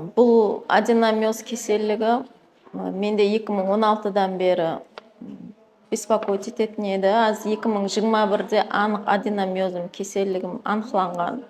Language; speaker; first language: Uzbek; non-native, local second language; Kara-Kalpak